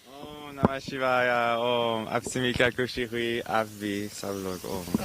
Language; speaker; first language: Hindi; non-native, learner; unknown